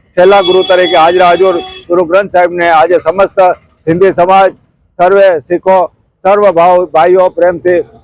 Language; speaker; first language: Gujarati; native; Gujarati